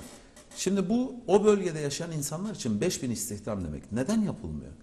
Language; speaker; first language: Turkish; native; Turkish